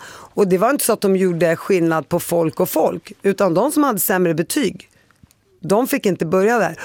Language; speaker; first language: Swedish; early bilingual, other home language; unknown